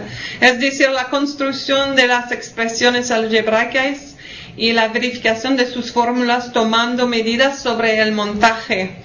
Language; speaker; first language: Spanish; non-native, fluent; French